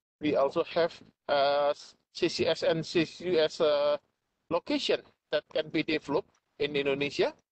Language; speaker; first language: English; non-native, fluent; Indonesian